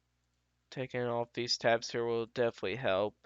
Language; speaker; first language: English; native; English